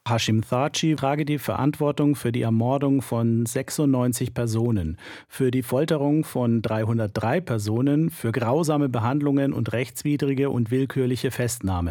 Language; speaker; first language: German; native; German